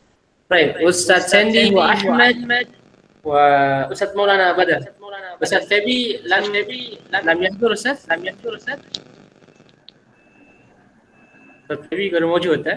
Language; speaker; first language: Arabic; non-native, fluent; Indonesian